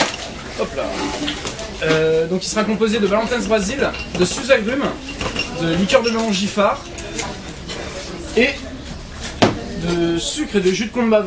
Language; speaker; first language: French; non-native, fluent; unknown